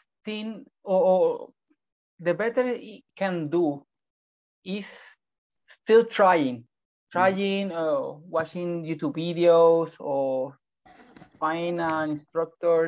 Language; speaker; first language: English; non-native, fluent; Spanish